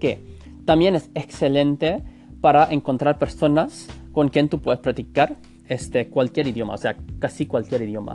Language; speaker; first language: Spanish; non-native, fluent; English